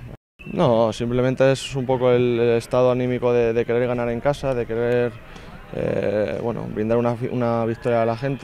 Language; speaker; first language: Spanish; native; Spanish